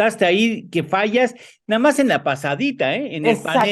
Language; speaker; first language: Spanish; native; Spanish